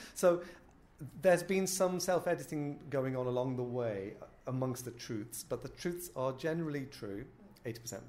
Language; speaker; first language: English; native; English